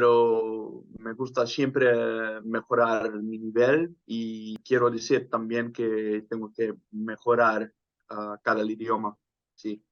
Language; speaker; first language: Spanish; non-native, fluent; Dutch